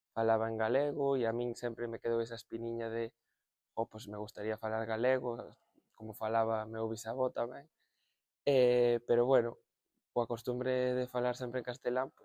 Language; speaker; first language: Galician; non-native, local second language; Spanish